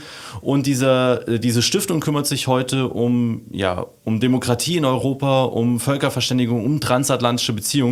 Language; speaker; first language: German; native; German